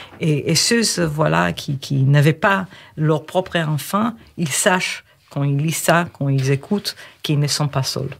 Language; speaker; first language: French; non-native, fluent; Hebrew